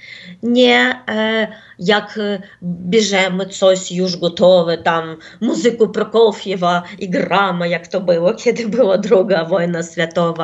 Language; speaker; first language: Polish; non-native, fluent; Ukrainian